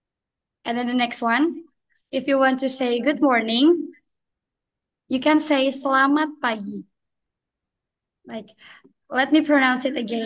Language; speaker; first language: English; non-native, learner; Indonesian